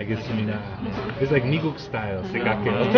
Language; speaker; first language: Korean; non-native, learner; English